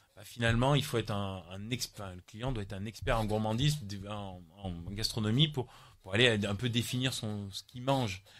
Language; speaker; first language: French; native; French